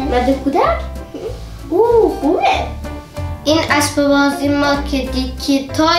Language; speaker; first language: Persian; early bilingual, heritage; Persian